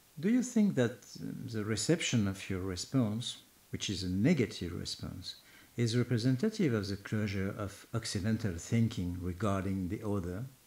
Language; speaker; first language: English; non-native, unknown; French